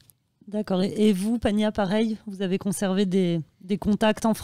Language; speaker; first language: French; native; French